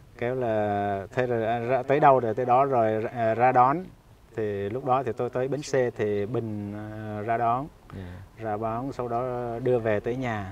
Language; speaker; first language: Vietnamese; non-native, local second language; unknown